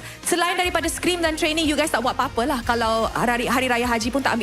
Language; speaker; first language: Malay; native; Malay